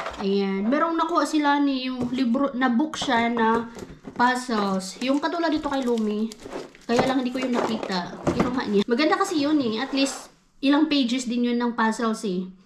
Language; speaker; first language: Filipino; native; Filipino